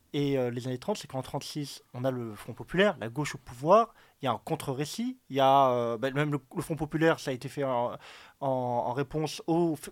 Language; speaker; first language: French; native; French